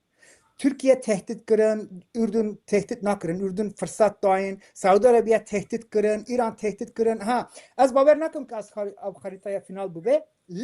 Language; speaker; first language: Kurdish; non-native, local second language; Turkish